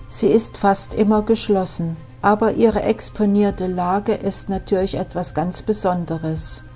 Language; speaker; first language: German; native; German